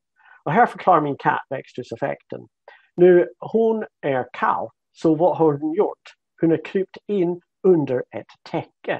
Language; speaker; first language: Swedish; non-native, fluent; English